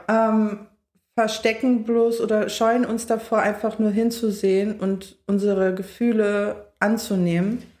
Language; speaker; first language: German; native; German